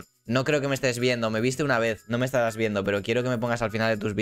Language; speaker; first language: Spanish; native; Spanish